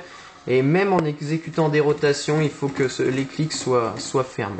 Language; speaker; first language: French; native; French